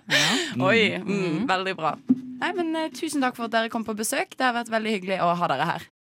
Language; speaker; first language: Norwegian; native; Norwegian